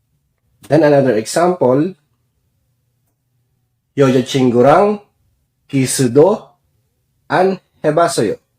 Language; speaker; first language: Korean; non-native, fluent; Filipino